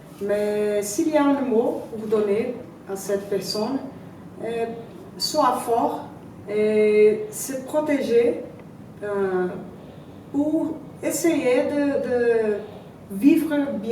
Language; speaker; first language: French; non-native, learner; Portuguese